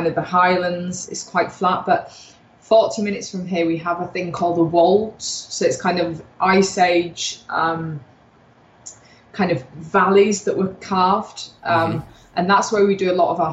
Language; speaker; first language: English; native; English